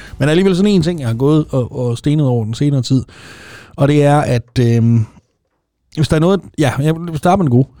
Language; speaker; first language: Danish; native; Danish